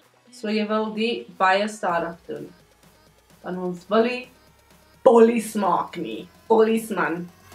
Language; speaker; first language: Afrikaans; non-native, learner; English